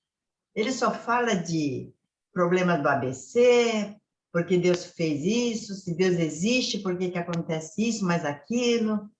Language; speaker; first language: Portuguese; early bilingual, other home language; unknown